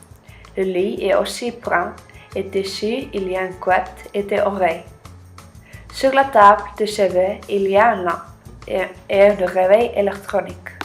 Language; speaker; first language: French; non-native, learner; Icelandic